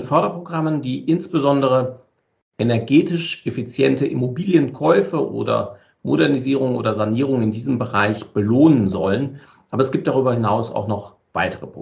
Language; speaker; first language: German; native; German